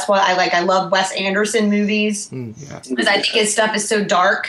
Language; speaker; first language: English; native; English